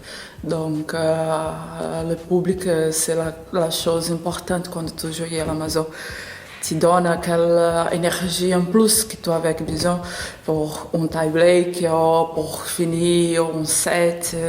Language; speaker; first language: French; non-native, learner; Portuguese